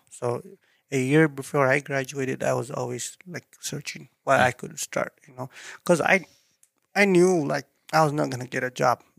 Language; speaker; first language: English; non-native, fluent; Tigrinya